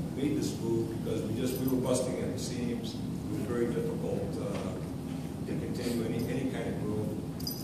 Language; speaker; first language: English; native; English